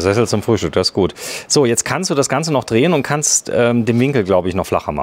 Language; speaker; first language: German; native; German